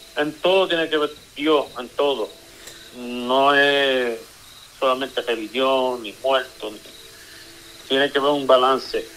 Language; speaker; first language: Spanish; early bilingual, heritage; Spanish